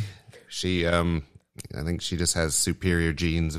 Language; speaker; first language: English; native; English